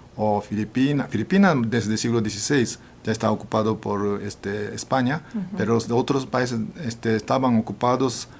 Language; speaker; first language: Spanish; non-native, fluent; Japanese